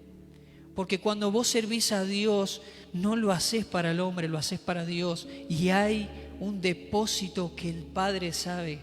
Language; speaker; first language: Spanish; native; Spanish